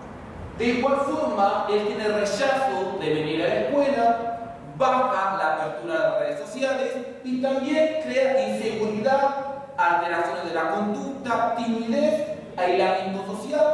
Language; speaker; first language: Spanish; native; Spanish